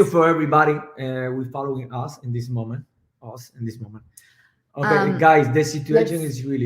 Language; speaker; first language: English; non-native, learner; Spanish